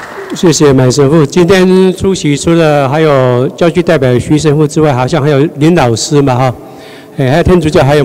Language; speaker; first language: Chinese; native; Chinese